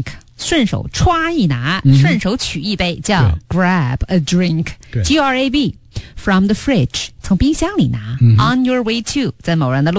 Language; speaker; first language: Chinese; native; Chinese